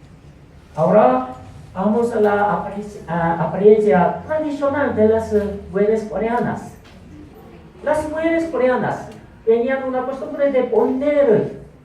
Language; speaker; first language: Spanish; non-native, fluent; Korean